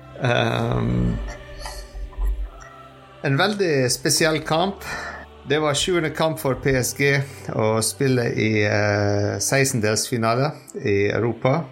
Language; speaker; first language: Norwegian; non-native, fluent; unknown